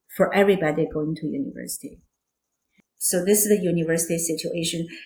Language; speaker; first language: English; non-native, fluent; Chinese